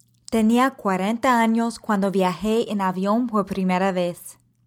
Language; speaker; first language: Spanish; non-native, fluent; English